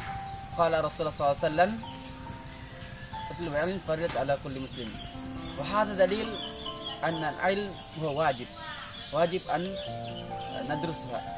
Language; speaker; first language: Arabic; non-native, learner; Indonesian